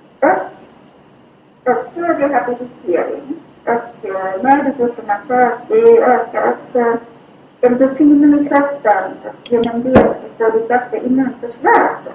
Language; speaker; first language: Swedish; non-native, fluent; Thai